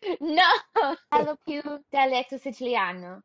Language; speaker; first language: Italian; non-native, learner; English